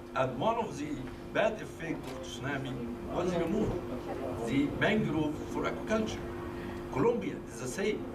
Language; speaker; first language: English; non-native, fluent; Arabic